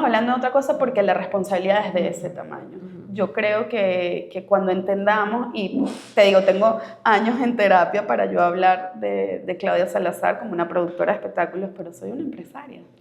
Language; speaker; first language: Spanish; native; Spanish